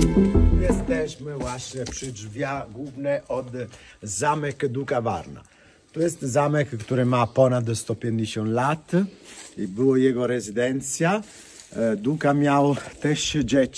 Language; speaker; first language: Polish; non-native, fluent; Italian